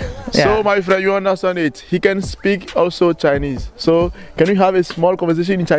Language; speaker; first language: English; non-native, fluent; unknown